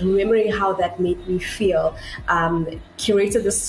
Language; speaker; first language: English; non-native, local second language; Tswana